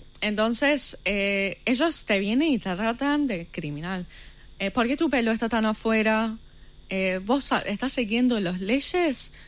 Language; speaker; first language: Spanish; non-native, fluent; Persian